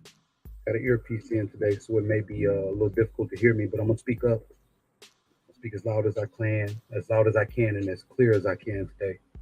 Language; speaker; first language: English; native; English